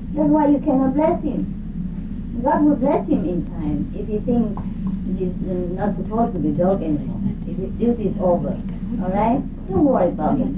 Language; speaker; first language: English; non-native, fluent; Vietnamese